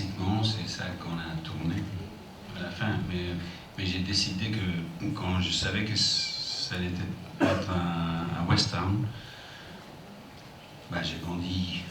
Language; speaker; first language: French; non-native, fluent; English